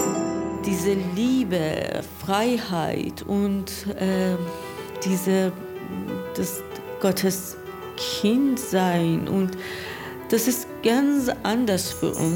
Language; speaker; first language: German; non-native, learner; Persian